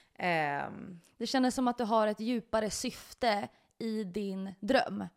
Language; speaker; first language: Swedish; native; Swedish